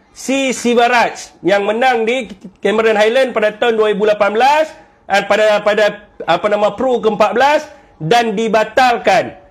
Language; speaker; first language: Malay; native; Malay